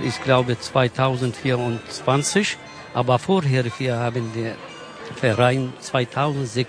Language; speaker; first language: German; non-native, learner; Kurdish